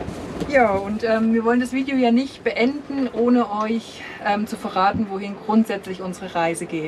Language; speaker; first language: German; native; German